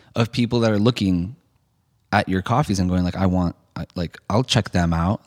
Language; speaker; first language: English; native; English